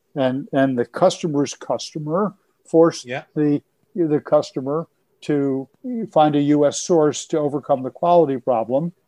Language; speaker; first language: English; native; English